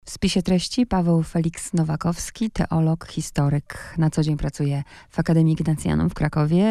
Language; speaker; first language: Polish; native; Polish